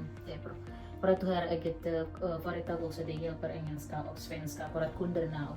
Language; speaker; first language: Swedish; non-native, learner; Indonesian